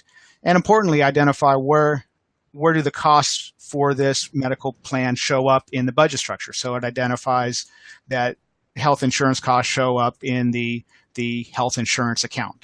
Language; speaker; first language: English; native; English